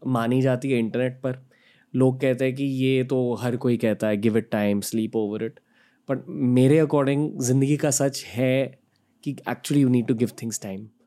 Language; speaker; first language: Hindi; native; Hindi